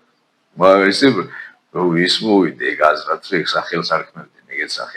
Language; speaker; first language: Georgian; native; Georgian